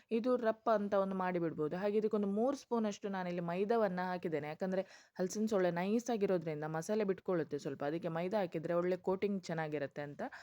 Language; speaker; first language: Kannada; non-native, local second language; Tulu